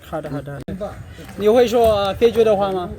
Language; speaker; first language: Chinese; non-native, learner; Amharic